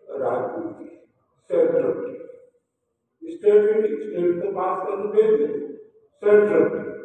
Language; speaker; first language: Hindi; non-native, local second language; Rajasthani